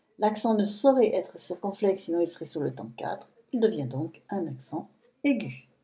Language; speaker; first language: French; native; French